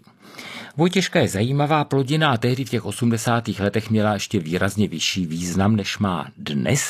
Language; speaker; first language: Czech; native; Czech